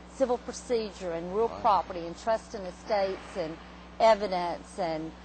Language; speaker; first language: English; native; English